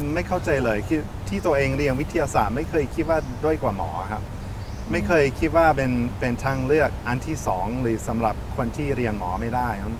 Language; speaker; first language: Thai; non-native, fluent; English